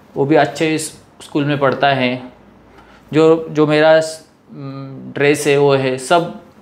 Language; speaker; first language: Hindi; non-native, local second language; Marathi